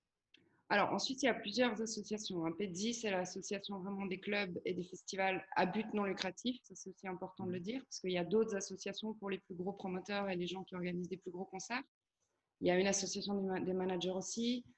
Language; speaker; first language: French; native; French